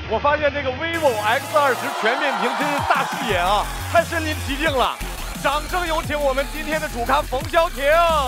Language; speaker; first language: Chinese; native; Chinese